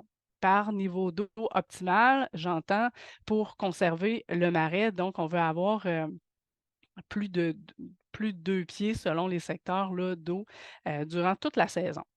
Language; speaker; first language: French; native; French